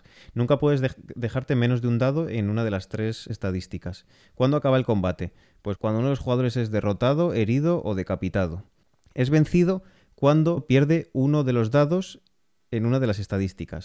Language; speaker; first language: Spanish; native; Spanish